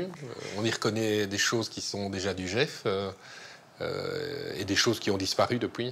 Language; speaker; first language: French; native; French